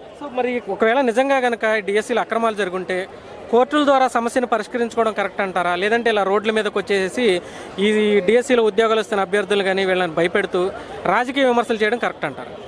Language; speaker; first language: Telugu; native; Telugu